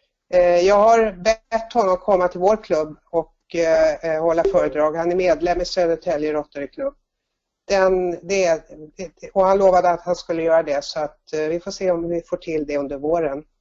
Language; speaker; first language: Swedish; native; Swedish